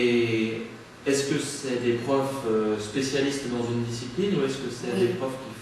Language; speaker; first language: French; native; French